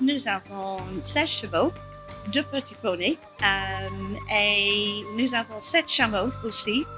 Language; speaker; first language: French; non-native, learner; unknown